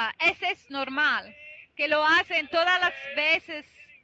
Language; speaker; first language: Spanish; non-native, fluent; Italian